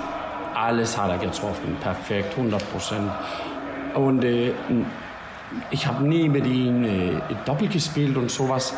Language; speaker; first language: German; non-native, learner; Danish